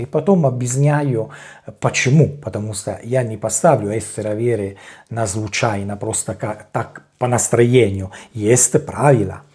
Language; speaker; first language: Russian; non-native, learner; Italian